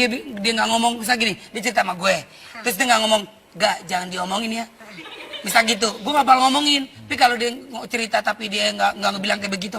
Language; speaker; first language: Indonesian; native; Indonesian